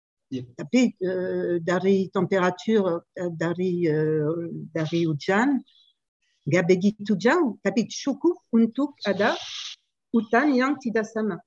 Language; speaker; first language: Indonesian; non-native, learner; French